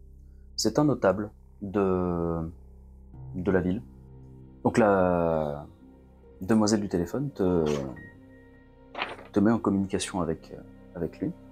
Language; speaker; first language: French; native; French